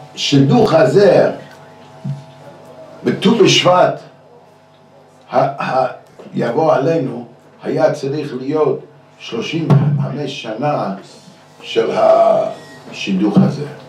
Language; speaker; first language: Hebrew; non-native, fluent; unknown